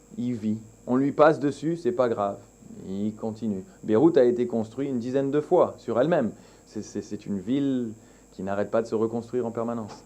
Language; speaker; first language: French; native; French